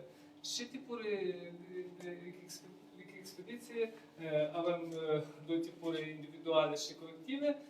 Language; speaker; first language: Romanian; non-native, learner; Ukrainian